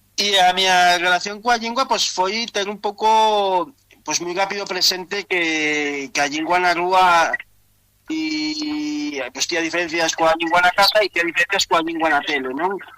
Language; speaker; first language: Galician; non-native, local second language; Spanish